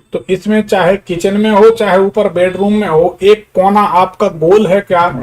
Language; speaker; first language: Hindi; native; Hindi